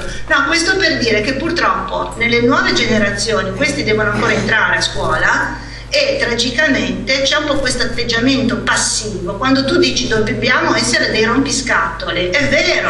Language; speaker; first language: Italian; native; Italian